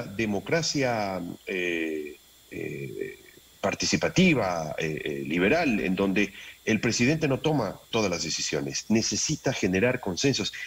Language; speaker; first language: Spanish; native; Spanish